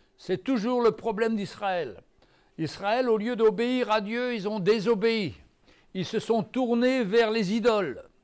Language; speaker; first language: French; native; French